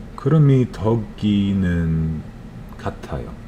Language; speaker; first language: Korean; non-native, learner; English